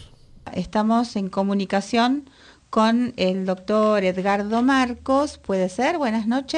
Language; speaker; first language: Spanish; native; Spanish